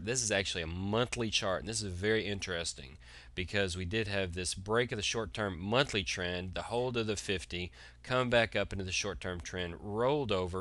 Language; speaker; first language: English; native; English